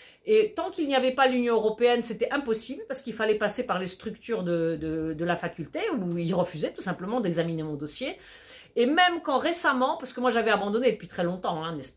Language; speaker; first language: French; early bilingual, other home language; Polish